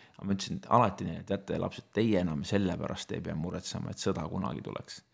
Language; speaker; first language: Estonian; native; Estonian